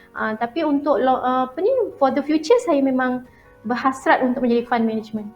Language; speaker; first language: Malay; native; Malay